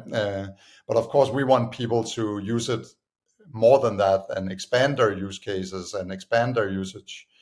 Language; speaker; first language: English; non-native, fluent; Danish